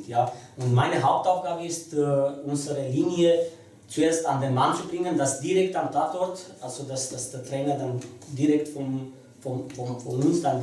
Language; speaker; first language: German; non-native, fluent; Romanian